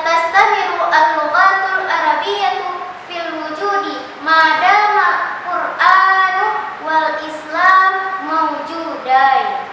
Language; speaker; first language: Arabic; non-native, learner; Indonesian